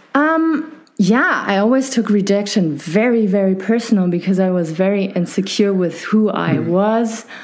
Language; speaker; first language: English; non-native, fluent; German